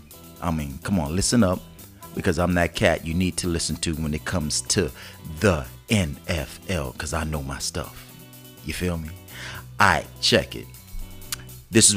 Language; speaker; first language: English; native; English